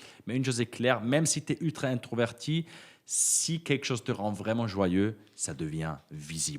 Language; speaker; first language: French; native; French